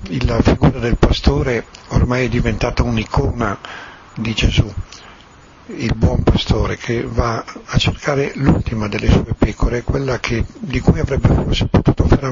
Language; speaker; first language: Italian; native; Italian